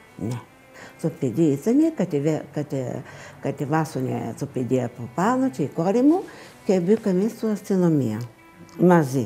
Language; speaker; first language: Greek; non-native, learner; Bulgarian